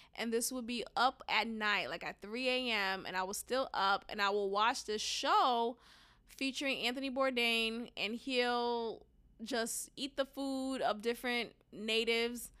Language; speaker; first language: English; native; English